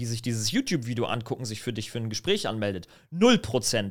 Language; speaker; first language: German; native; German